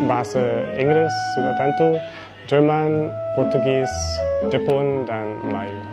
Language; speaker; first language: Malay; non-native, fluent; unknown